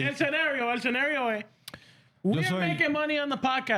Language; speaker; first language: English; early bilingual, other home language; Spanish